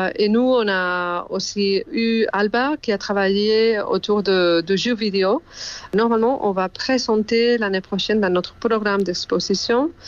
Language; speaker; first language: French; non-native, fluent; Spanish